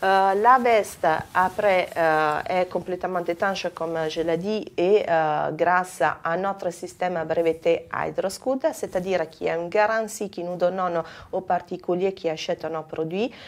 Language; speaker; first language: French; non-native, fluent; Italian